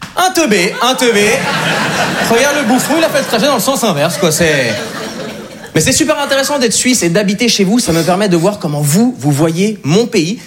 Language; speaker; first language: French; native; French